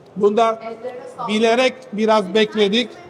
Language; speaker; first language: Turkish; non-native, fluent; Italian